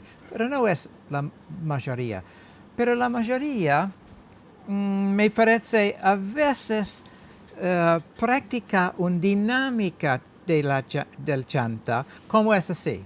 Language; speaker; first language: Spanish; non-native, learner; English